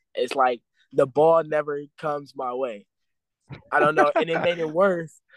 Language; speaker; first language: English; native; English